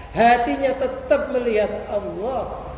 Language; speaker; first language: Indonesian; native; Indonesian